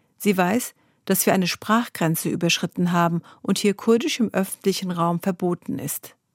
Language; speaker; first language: German; early bilingual, other home language; Zaza